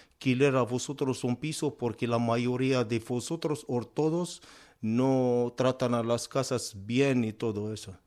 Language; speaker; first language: Spanish; non-native, learner; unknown